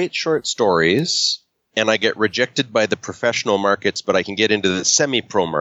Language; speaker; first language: English; native; English